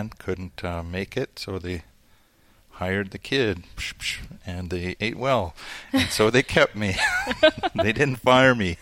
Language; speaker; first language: English; non-native, fluent; Cree